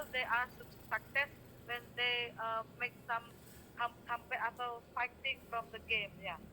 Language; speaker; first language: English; non-native, fluent; Indonesian